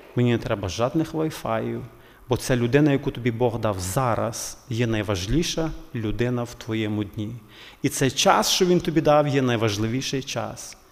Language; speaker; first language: Ukrainian; native; Ukrainian